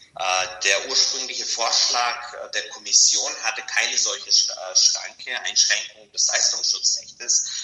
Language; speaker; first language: German; non-native, fluent; Bulgarian